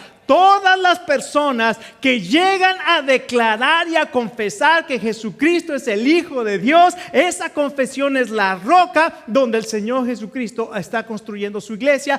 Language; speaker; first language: Spanish; native; Spanish